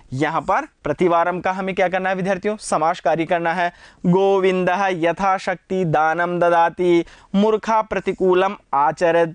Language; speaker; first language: Hindi; native; Hindi